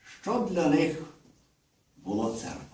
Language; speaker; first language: Ukrainian; early bilingual, heritage; Ukrainian